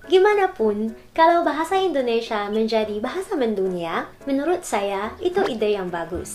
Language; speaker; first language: Indonesian; non-native, learner; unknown